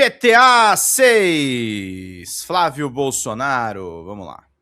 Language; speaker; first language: Portuguese; native; Portuguese